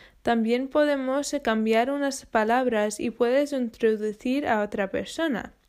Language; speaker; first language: Spanish; non-native, learner; English